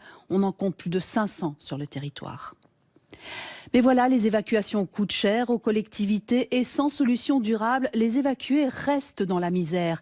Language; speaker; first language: French; native; French